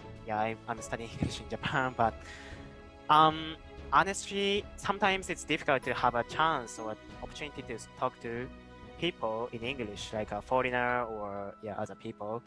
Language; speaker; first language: English; non-native, fluent; Japanese